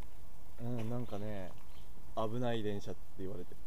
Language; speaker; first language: Japanese; native; Japanese